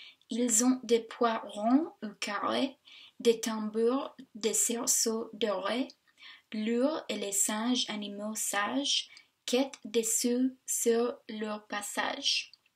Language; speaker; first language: French; non-native, learner; English